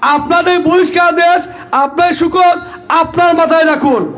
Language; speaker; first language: Bangla; native; Bangla